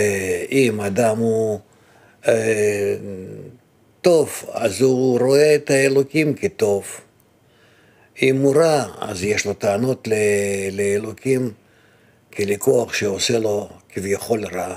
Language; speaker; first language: Hebrew; non-native, fluent; Russian